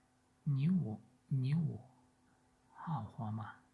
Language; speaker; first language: Chinese; non-native, learner; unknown